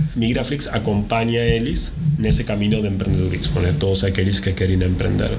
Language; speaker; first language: Portuguese; non-native, fluent; Spanish